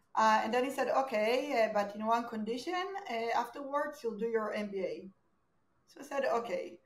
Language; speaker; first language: English; non-native, fluent; Hebrew